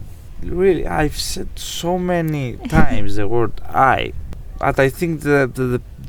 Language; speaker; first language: English; non-native, fluent; Greek